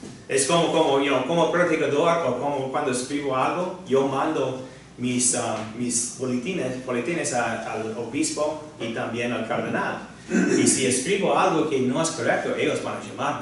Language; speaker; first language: Spanish; non-native, fluent; English